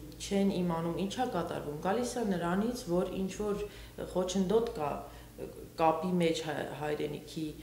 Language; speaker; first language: Armenian; early bilingual, heritage; Armenian